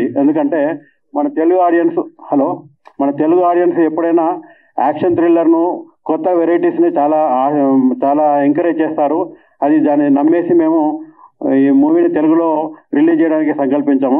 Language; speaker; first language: Telugu; native; Telugu